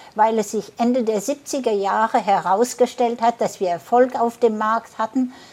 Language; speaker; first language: German; early bilingual, heritage; German